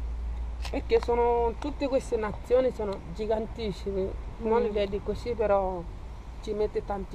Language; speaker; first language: Italian; non-native, fluent; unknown